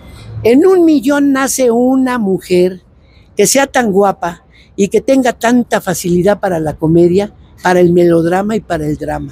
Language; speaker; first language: Spanish; native; Spanish